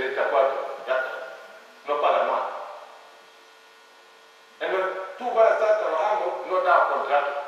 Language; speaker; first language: Spanish; non-native, learner; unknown